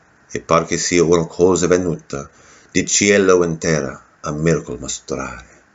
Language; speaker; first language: Italian; non-native, learner; English